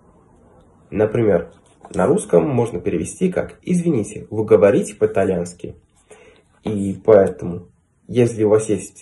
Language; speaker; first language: Russian; non-native, fluent; Italian